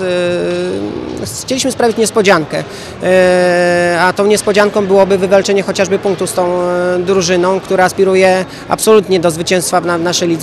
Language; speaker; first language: Polish; native; Polish